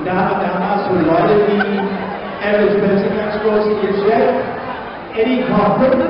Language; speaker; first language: German; non-native, fluent; English